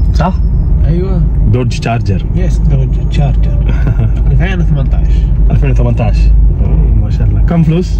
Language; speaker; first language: Arabic; non-native, learner; Tamil